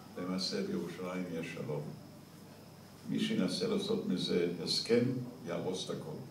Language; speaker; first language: Hebrew; early bilingual, other home language; Yiddish